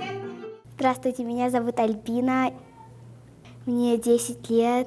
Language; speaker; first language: Russian; early bilingual, heritage; Russian